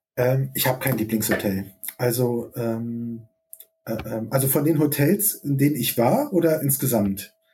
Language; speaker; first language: German; native; German